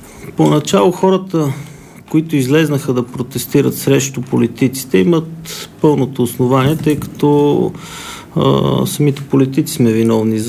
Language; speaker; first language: Bulgarian; native; Bulgarian